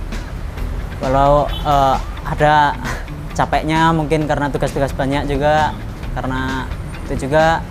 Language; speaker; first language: Indonesian; native; Indonesian